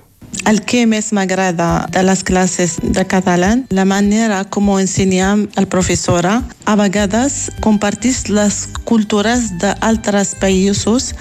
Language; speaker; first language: Catalan; non-native, learner; Arabic